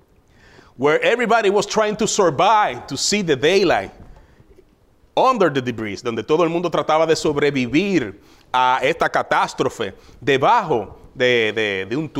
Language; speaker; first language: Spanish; native; Spanish